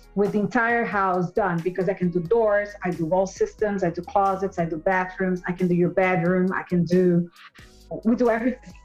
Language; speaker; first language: English; non-native, fluent; Portuguese